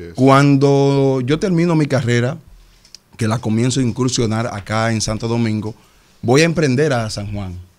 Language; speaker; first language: Spanish; native; Spanish